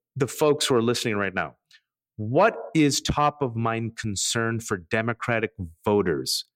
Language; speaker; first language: English; early bilingual, other home language; Urdu